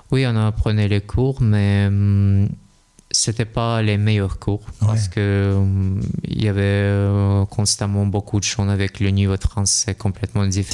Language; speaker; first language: French; non-native, learner; Russian